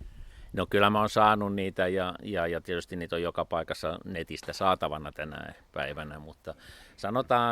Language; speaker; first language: Finnish; native; Finnish